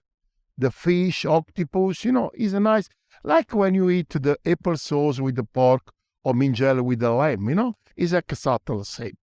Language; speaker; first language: English; non-native, learner; Italian